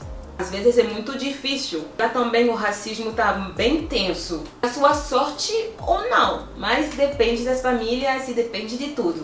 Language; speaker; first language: Portuguese; non-native, fluent; French